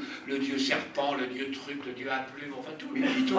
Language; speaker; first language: French; native; French